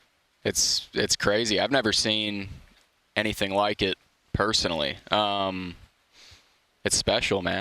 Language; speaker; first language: English; native; English